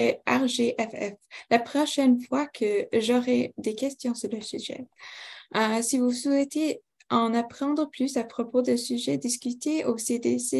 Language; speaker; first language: French; non-native, local second language; English